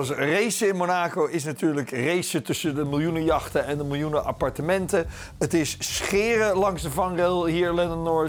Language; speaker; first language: Dutch; native; Dutch